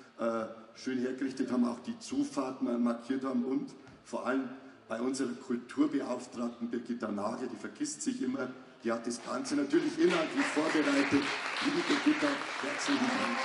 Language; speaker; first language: German; native; German